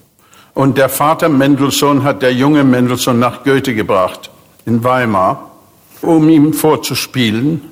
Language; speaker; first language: German; non-native, fluent; English